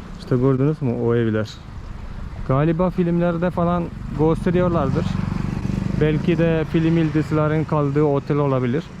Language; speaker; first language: Turkish; non-native, fluent; Malayalam